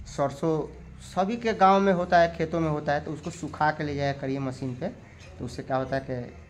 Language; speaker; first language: Hindi; native; Hindi